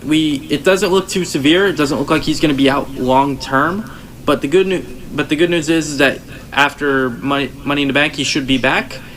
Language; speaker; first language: English; native; English